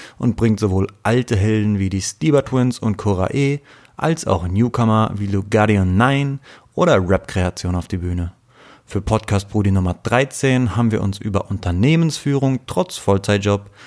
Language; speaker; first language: German; native; German